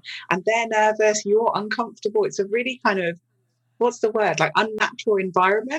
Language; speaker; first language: English; native; English